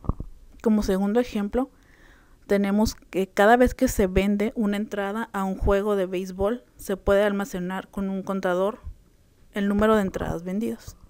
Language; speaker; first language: Spanish; native; Spanish